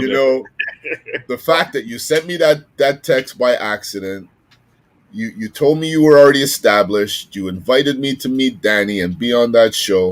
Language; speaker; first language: English; native; English